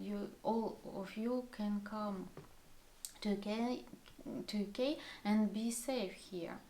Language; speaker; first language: English; non-native, learner; Russian